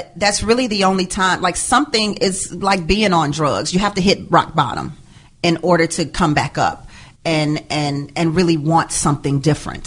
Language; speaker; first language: English; native; English